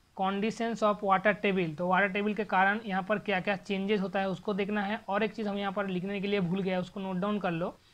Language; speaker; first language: Hindi; non-native, local second language; Bangla